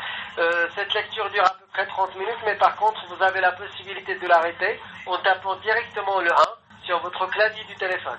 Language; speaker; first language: French; native; French